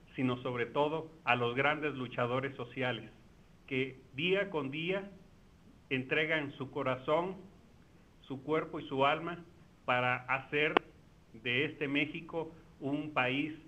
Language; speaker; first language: Spanish; native; Spanish